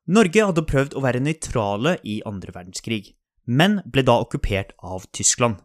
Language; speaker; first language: Norwegian; native; Norwegian